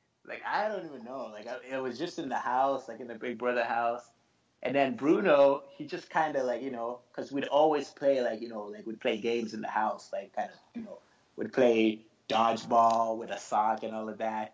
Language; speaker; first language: English; non-native, local second language; Shona